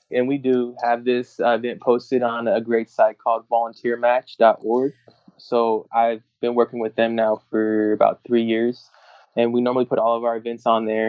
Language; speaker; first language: English; native; English